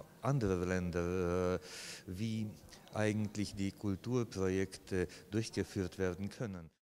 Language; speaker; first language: German; native; German